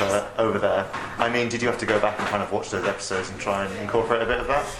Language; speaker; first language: English; native; English